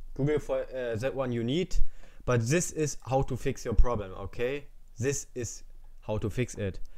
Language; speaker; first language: English; non-native, fluent; German